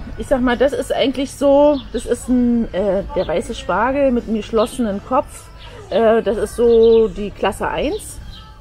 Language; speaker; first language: German; native; German